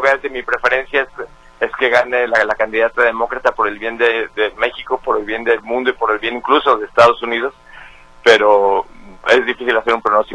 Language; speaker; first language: Spanish; native; Spanish